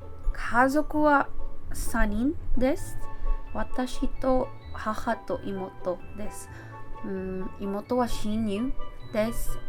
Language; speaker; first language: Japanese; non-native, learner; Filipino